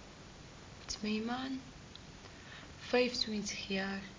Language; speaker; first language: Dutch; non-native, learner; Arabic